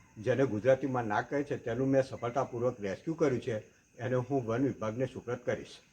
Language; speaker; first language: Gujarati; native; Gujarati